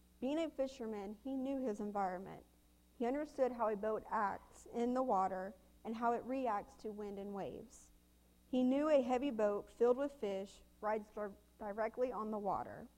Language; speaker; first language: English; native; English